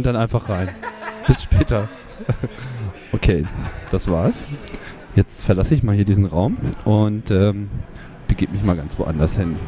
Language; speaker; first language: German; native; German